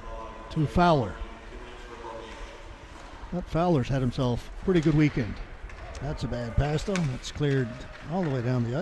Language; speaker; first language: English; native; English